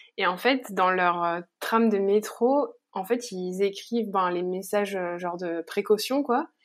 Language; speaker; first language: French; native; French